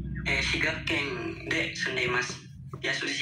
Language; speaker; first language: Japanese; non-native, learner; Indonesian